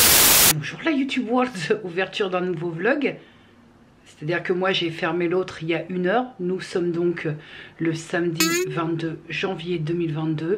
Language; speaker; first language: French; native; French